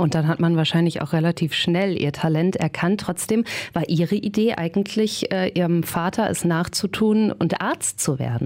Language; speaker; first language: German; native; German